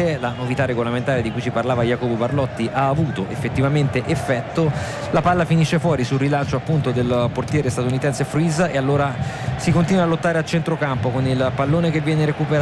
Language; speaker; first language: Italian; native; Italian